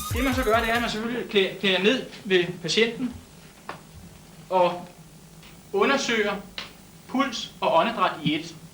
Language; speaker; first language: Danish; native; Danish